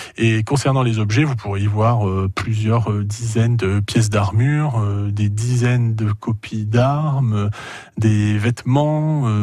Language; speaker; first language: French; native; French